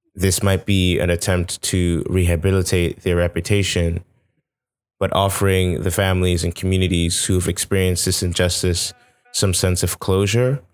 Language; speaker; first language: English; non-native, local second language; Yoruba